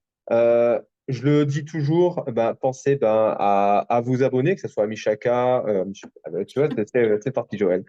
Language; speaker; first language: French; native; French